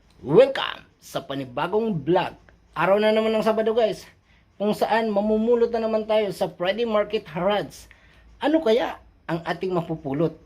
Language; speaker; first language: Filipino; non-native, local second language; Cebuano